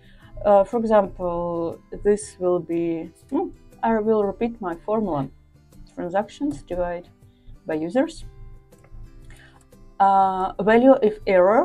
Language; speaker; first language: English; non-native, fluent; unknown